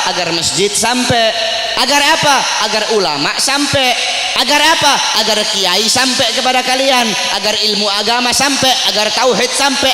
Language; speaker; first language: Indonesian; native; Indonesian